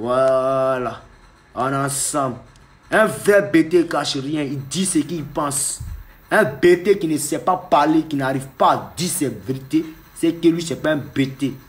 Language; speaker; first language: French; native; French